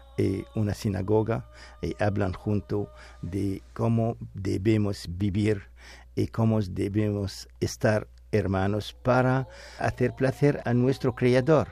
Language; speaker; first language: Spanish; non-native, fluent; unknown